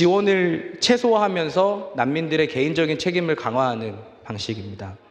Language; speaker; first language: Korean; native; Korean